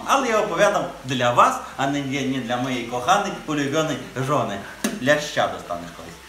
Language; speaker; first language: Polish; non-native, fluent; Ukrainian